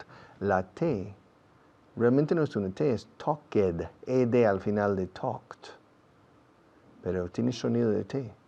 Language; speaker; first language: Spanish; non-native, fluent; English